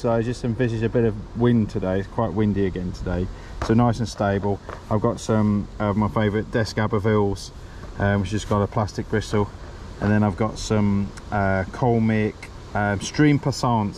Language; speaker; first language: English; native; English